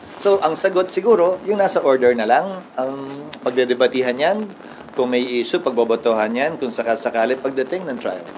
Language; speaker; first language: Filipino; native; Filipino